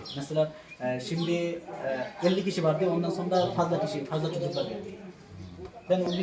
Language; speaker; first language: Turkish; non-native, learner; Bangla